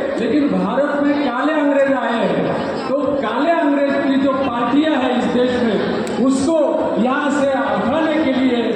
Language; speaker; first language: Hindi; non-native, local second language; Kannada